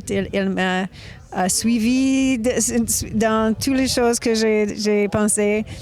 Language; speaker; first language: French; non-native, local second language; English